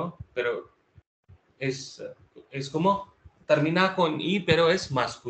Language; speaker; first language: Spanish; non-native, fluent; Hindi